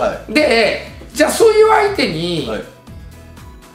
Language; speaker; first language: Japanese; native; Japanese